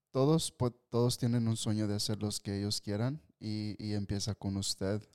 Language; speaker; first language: Spanish; early bilingual, heritage; Spanish